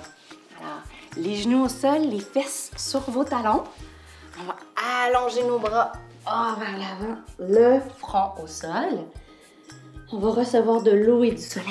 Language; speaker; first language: French; native; French